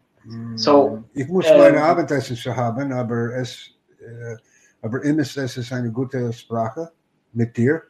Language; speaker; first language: German; non-native, learner; English